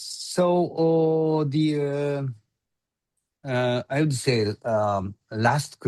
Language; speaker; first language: English; non-native, learner; Japanese